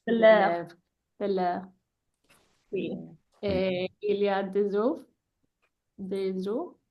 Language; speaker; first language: French; non-native, learner; English